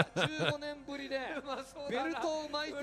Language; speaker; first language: Japanese; native; Japanese